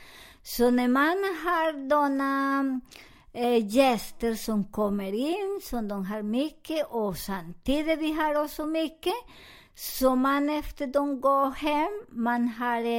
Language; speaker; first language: Swedish; non-native, learner; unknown